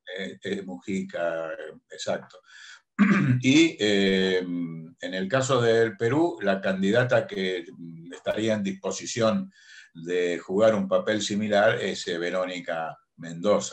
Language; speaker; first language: Spanish; native; Spanish